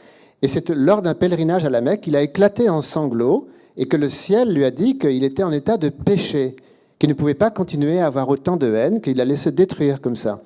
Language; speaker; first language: French; native; French